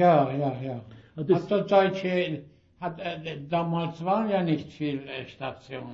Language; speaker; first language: German; early bilingual, heritage; German